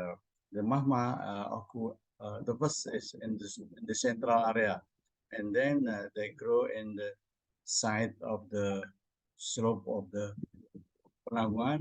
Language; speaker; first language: English; non-native, learner; Indonesian